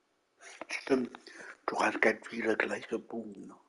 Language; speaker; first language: German; non-native, learner; Vietnamese